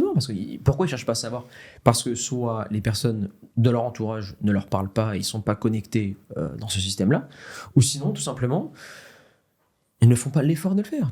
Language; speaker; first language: French; native; French